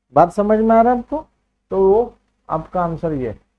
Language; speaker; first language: Hindi; non-native, local second language; Marathi